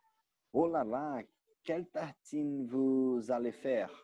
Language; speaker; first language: French; non-native, learner; Portuguese